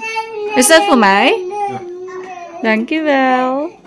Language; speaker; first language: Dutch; non-native, learner; Filipino